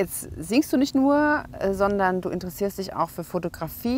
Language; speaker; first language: German; native; German